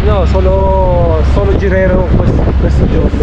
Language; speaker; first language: Italian; non-native, learner; Filipino